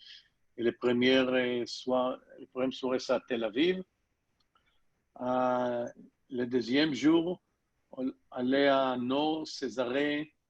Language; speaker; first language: French; non-native, learner; Hebrew